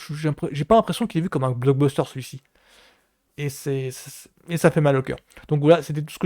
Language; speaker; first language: French; native; French